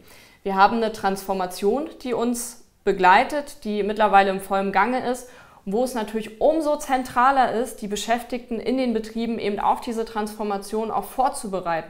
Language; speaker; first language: German; native; German